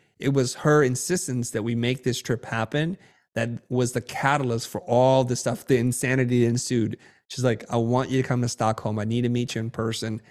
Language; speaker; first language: English; early bilingual, other home language; Vietnamese